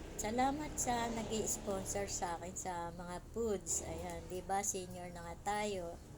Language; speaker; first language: Filipino; native; Filipino